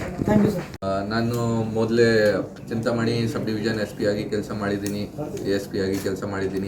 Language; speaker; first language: Kannada; non-native, fluent; Hindi